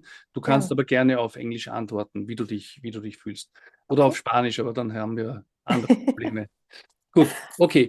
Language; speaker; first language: German; native; German